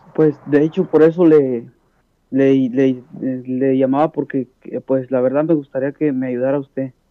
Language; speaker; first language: Spanish; native; Spanish